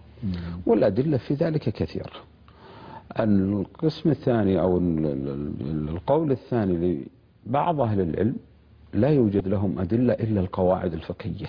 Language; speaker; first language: Arabic; native; Arabic